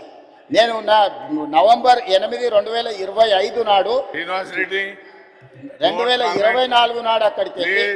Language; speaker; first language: Telugu; native; Telugu